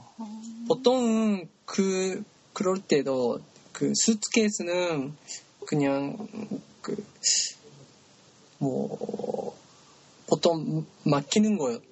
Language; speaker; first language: Korean; non-native, learner; Japanese